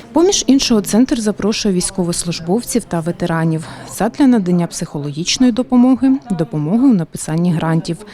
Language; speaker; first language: Ukrainian; native; Ukrainian